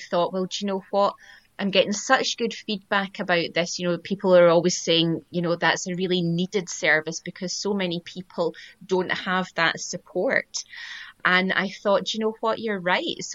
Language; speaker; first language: English; native; English